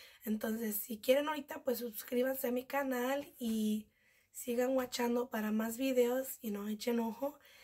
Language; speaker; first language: Spanish; early bilingual, heritage; Spanish